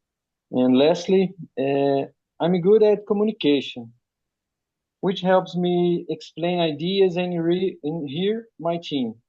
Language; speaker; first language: English; non-native, learner; Portuguese